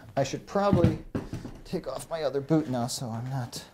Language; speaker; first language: English; native; English